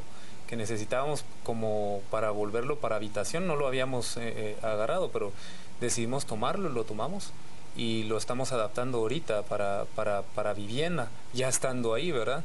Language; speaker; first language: Spanish; native; Spanish